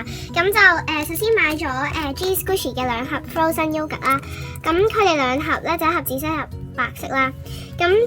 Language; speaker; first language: Cantonese; native; Cantonese